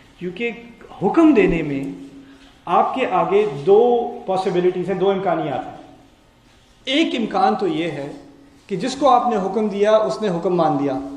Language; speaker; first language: Urdu; early bilingual, heritage; Urdu